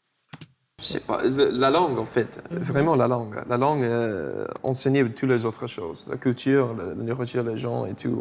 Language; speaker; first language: French; non-native, fluent; English